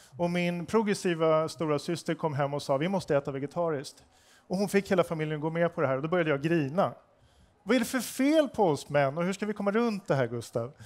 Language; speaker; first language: Swedish; native; Swedish